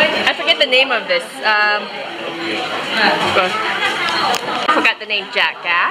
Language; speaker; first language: English; native; English